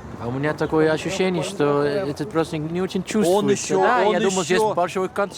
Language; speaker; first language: Russian; non-native, learner; Dutch